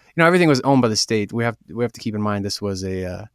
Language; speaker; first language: English; early bilingual, other home language; Ukrainian